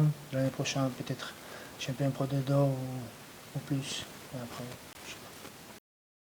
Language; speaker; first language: French; non-native, learner; Georgian